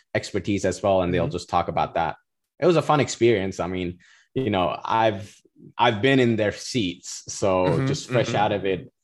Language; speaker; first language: English; non-native, fluent; Turkish